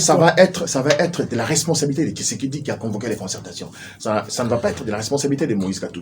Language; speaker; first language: French; non-native, local second language; Lingala